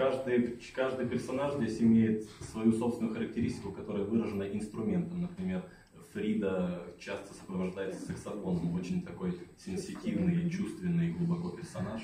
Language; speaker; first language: Russian; native; Russian